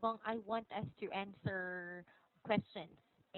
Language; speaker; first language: English; non-native, local second language; Filipino